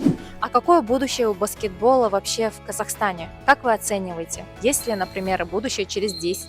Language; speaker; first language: Russian; native; Russian